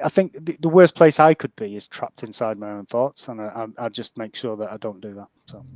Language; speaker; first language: English; native; English